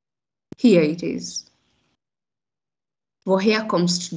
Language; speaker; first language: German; non-native, fluent; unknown